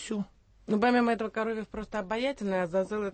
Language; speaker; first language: Russian; native; Russian